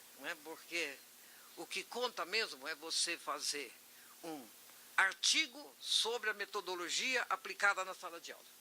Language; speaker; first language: Portuguese; native; Portuguese